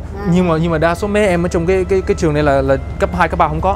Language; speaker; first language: Vietnamese; early bilingual, heritage; Vietnamese